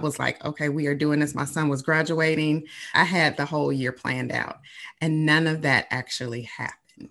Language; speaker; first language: English; native; English